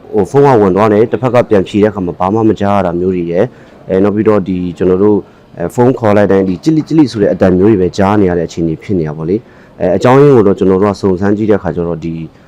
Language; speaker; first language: Burmese; non-native, local second language; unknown